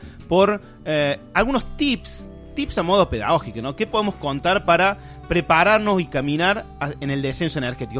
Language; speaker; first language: Spanish; native; Spanish